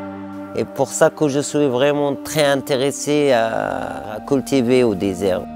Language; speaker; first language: French; non-native, learner; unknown